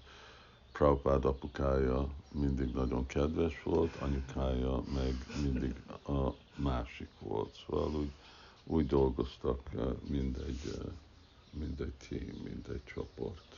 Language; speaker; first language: Hungarian; early bilingual, heritage; Hungarian